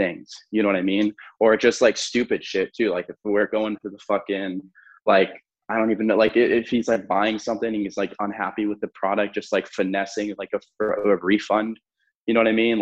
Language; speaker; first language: English; native; English